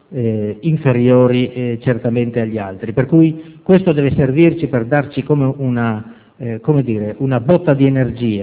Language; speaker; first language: Italian; native; Italian